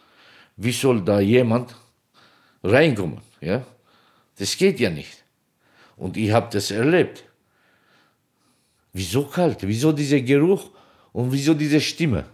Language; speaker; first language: German; non-native, local second language; Turkish